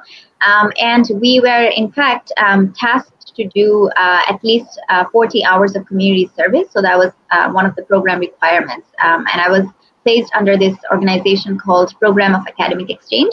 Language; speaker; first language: English; non-native, local second language; Bangla